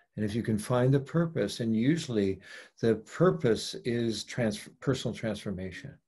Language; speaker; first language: English; native; English